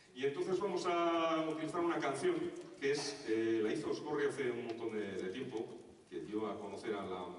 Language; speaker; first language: Spanish; non-native, local second language; Basque